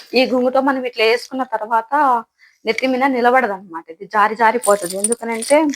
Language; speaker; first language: Telugu; non-native, local second language; Lambadi